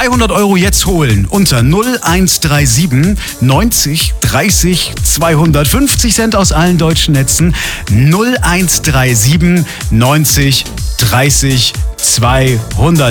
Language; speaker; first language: German; native; German